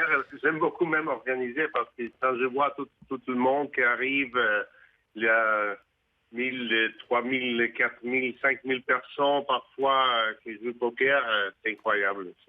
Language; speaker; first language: French; non-native, fluent; Russian